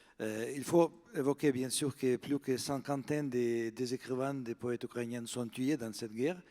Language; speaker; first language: French; non-native, fluent; Russian